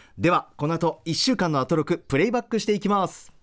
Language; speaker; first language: Japanese; native; Japanese